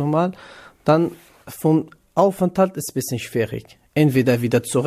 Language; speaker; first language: German; non-native, learner; Kurdish